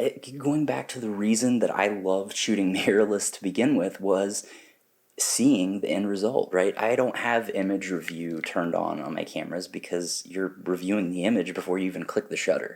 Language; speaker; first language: English; native; English